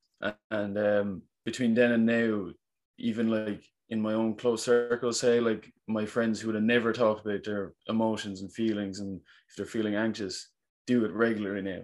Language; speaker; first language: English; native; English